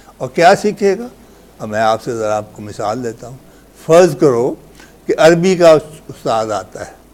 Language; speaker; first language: Urdu; native; Urdu